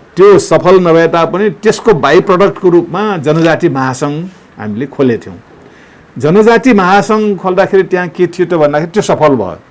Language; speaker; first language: Nepali; non-native, local second language; Newari